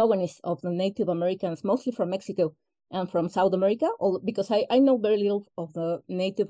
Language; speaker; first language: English; non-native, fluent; Spanish